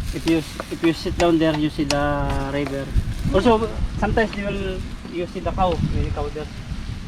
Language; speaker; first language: English; non-native, local second language; Filipino